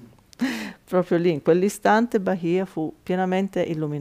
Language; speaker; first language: Italian; native; Italian